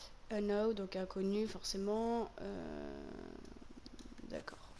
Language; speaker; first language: French; native; French